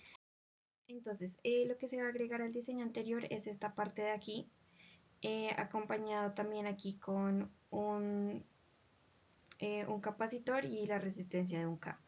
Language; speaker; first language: Spanish; native; Spanish